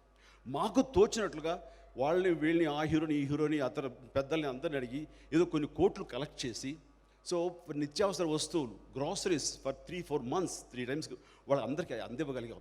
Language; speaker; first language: Telugu; native; Telugu